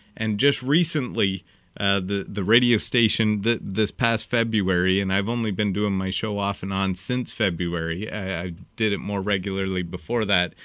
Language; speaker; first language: English; native; English